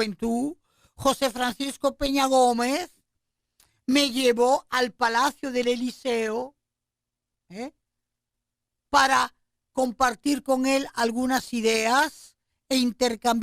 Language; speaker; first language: Spanish; native; Spanish